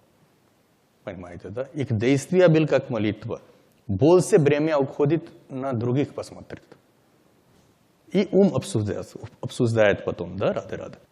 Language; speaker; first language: Russian; non-native, learner; Hindi